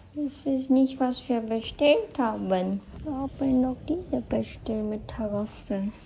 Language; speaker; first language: German; non-native, learner; Korean